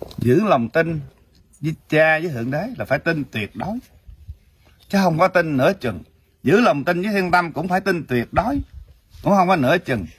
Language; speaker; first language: Vietnamese; early bilingual, heritage; Vietnamese